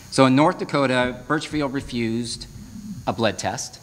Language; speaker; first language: English; native; English